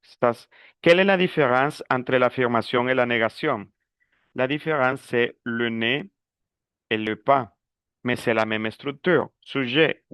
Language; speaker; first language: French; non-native, fluent; Spanish